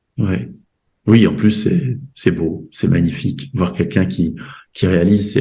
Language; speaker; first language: French; native; French